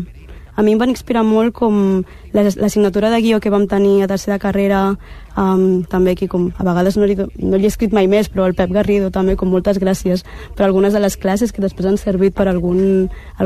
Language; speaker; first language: Catalan; early bilingual, other home language; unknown